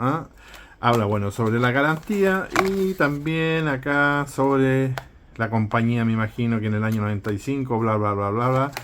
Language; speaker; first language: Spanish; native; Spanish